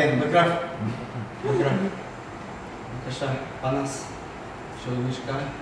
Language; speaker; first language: Hebrew; non-native, fluent; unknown